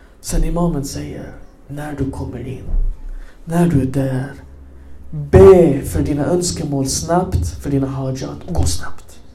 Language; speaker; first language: Swedish; early bilingual, other home language; Arabic